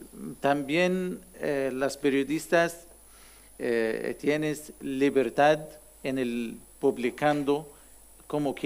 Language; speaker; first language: Spanish; non-native, learner; Arabic